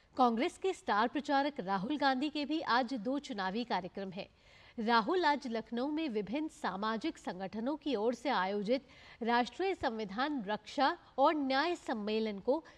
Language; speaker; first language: Hindi; native; Hindi